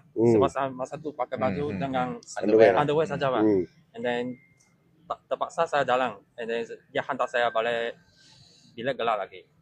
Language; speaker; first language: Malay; non-native, local second language; Chinese